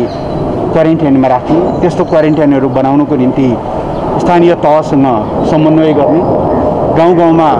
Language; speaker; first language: Nepali; native; Nepali